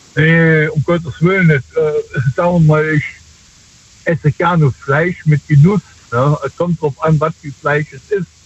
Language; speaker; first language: German; native; German